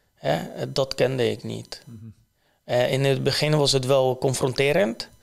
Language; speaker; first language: Dutch; non-native, fluent; Polish